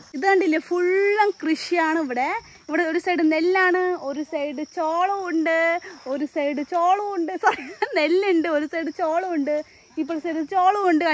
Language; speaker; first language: Malayalam; non-native, fluent; Nepali